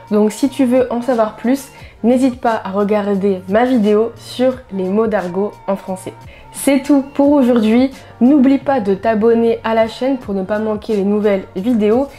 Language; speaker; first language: French; native; French